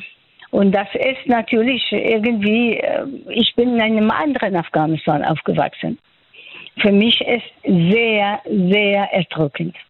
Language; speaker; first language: German; non-native, fluent; Persian